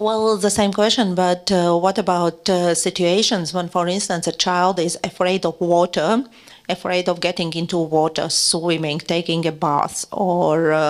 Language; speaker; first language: English; non-native, fluent; Latvian